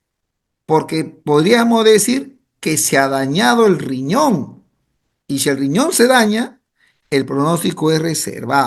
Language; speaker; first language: Spanish; native; Spanish